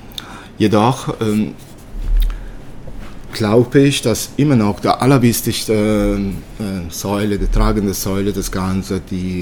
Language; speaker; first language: German; early bilingual, other home language; Italian